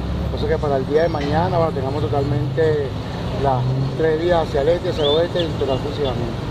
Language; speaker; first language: Spanish; native; Spanish